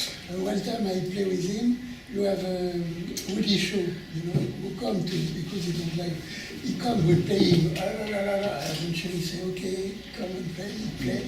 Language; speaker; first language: English; non-native, learner; French